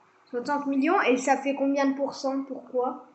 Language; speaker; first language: French; native; French